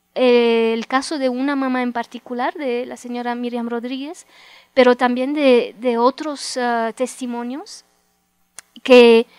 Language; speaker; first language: Spanish; non-native, fluent; Romanian